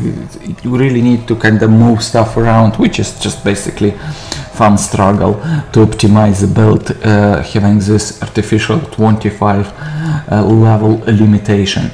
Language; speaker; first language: English; non-native, fluent; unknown